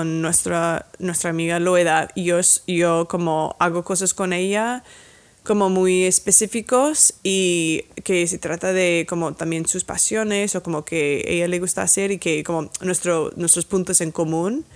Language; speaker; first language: Spanish; non-native, fluent; English